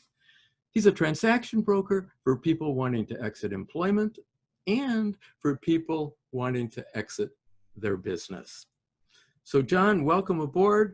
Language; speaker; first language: English; native; English